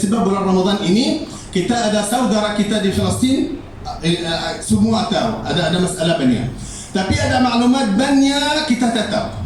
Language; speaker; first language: Malay; non-native, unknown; Arabic